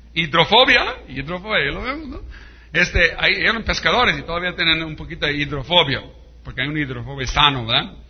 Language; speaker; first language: Spanish; early bilingual, heritage; Spanish